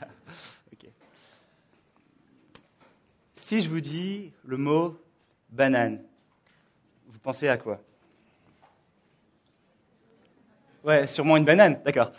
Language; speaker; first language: French; native; French